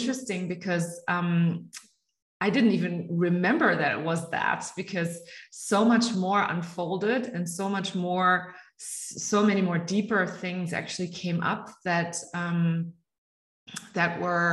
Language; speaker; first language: English; non-native, fluent; German